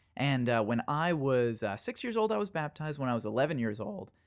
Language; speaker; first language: English; native; English